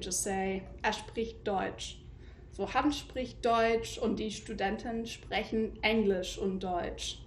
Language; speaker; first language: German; non-native, fluent; English